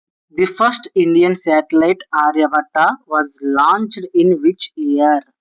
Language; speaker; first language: English; non-native, local second language; Telugu